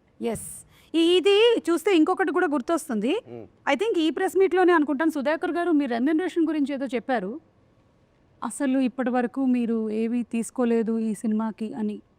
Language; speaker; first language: Telugu; native; Telugu